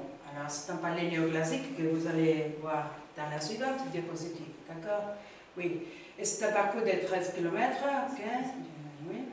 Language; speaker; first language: French; non-native, learner; Spanish